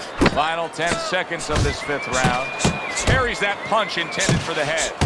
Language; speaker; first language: English; native; English